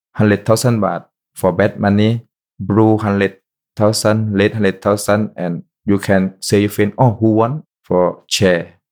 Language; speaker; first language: English; non-native, learner; Thai